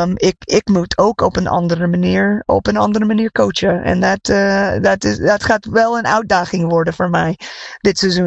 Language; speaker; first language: Dutch; non-native, fluent; English